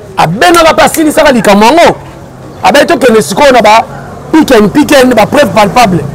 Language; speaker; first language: Lingala; non-native, local second language; Luba-Lulua